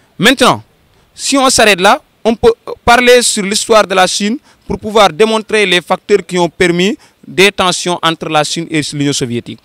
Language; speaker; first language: French; non-native, local second language; Wolof